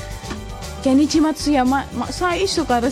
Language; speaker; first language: Japanese; non-native, learner; Indonesian